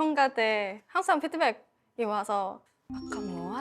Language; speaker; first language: Korean; non-native, learner; Thai